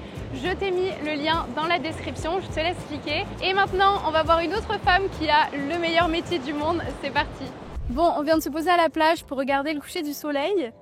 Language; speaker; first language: French; native; French